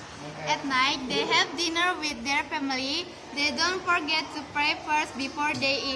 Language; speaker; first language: English; non-native, learner; Indonesian